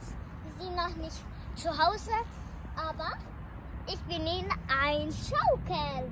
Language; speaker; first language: German; non-native, learner; Arabic